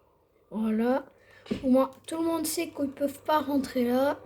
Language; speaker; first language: French; native; French